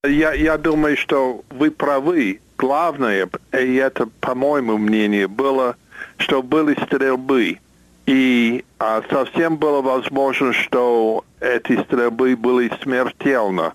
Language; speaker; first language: Russian; non-native, fluent; English